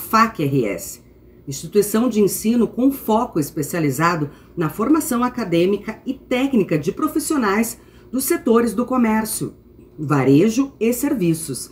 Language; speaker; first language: Portuguese; native; Portuguese